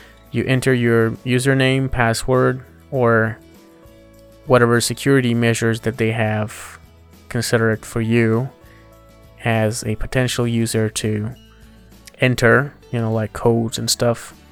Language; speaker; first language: English; non-native, fluent; Persian